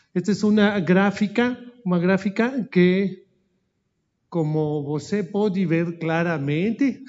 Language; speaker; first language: Portuguese; non-native, learner; Spanish